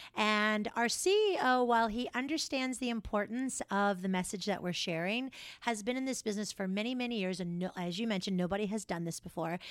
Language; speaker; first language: English; native; English